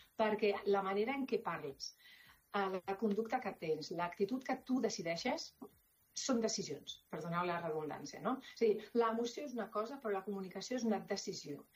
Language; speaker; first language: Catalan; non-native, local second language; Spanish